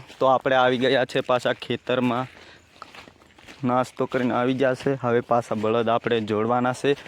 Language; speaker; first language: Gujarati; non-native, local second language; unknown